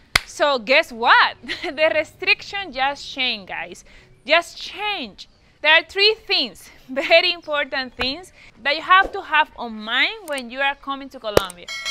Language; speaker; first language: English; non-native, fluent; Spanish